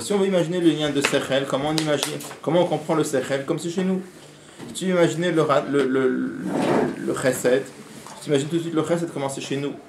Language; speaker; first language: French; native; French